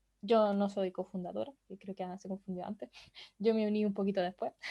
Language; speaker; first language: Spanish; native; Spanish